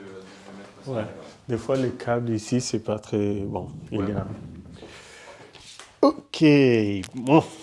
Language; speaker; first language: French; non-native, fluent; Spanish